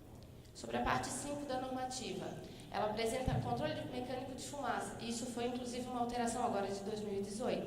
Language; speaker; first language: Portuguese; native; Portuguese